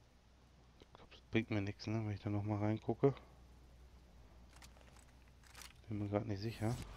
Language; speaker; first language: German; native; German